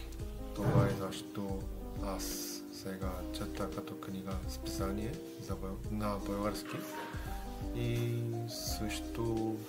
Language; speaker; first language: Bulgarian; non-native, learner; Korean